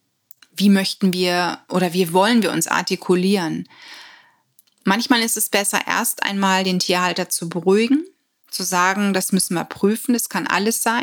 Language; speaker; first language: German; native; German